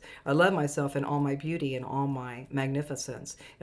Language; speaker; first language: English; native; English